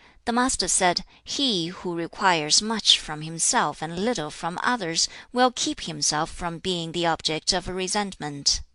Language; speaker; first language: English; non-native, fluent; Chinese